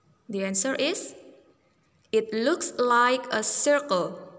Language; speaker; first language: English; non-native, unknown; Indonesian